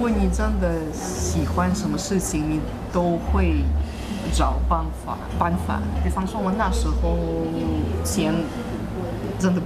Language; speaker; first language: Chinese; non-native, fluent; Russian